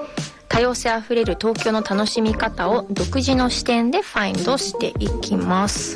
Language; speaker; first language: Japanese; native; Japanese